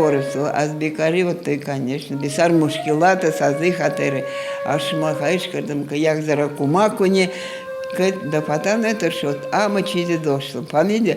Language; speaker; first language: Persian; non-native, fluent; Russian